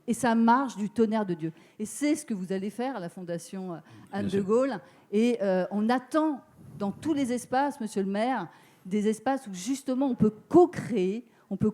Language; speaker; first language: French; native; French